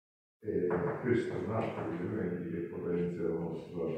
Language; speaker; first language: Italian; native; Italian